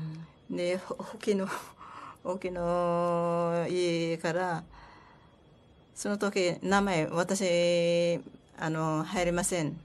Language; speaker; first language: Japanese; non-native, learner; Filipino